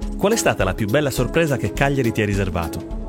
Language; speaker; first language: Italian; native; Italian